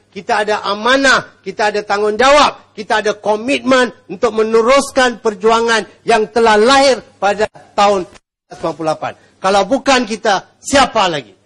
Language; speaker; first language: Malay; non-native, local second language; Tamil